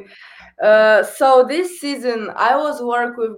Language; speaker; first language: English; non-native, learner; Kazakh